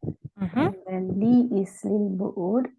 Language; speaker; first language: English; non-native, local second language; Malay